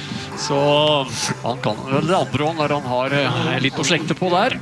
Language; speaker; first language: Norwegian; native; Norwegian